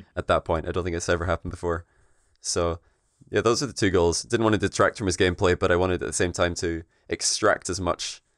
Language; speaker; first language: English; native; English